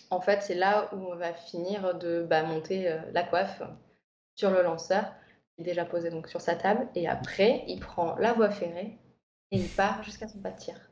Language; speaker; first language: French; native; French